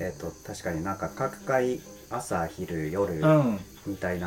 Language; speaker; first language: Japanese; native; Japanese